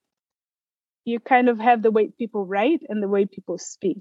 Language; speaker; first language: English; non-native, fluent; Portuguese